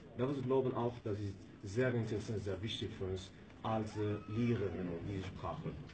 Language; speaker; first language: German; non-native, learner; Arabic